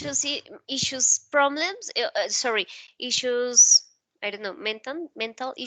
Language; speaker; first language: English; non-native, learner; Spanish